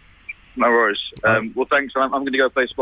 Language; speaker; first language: English; native; English